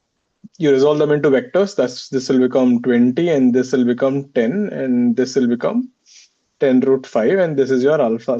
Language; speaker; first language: English; non-native, local second language; Hindi